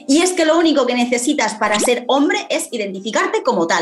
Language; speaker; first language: Spanish; native; Spanish